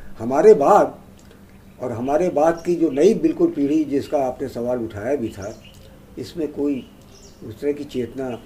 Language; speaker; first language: Hindi; native; Hindi